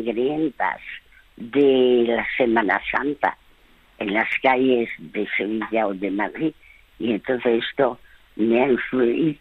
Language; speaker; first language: Spanish; early bilingual, other home language; French